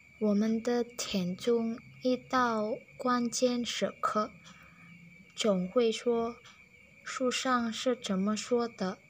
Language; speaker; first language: Chinese; non-native, learner; Indonesian